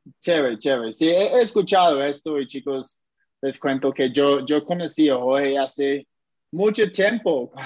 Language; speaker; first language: Spanish; non-native, fluent; English